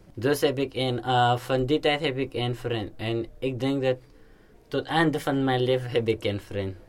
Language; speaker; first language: Dutch; non-native, learner; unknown